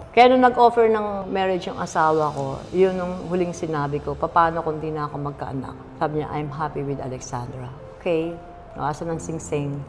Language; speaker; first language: Filipino; native; Filipino